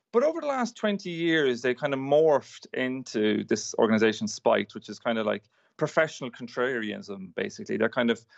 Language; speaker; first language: English; native; English